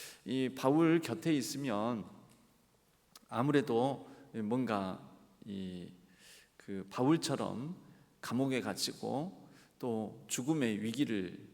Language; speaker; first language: Korean; native; Korean